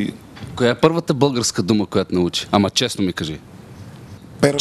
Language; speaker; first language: Bulgarian; native; Bulgarian